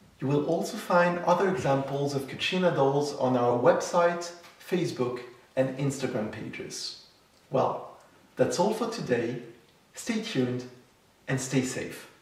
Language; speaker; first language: English; non-native, fluent; French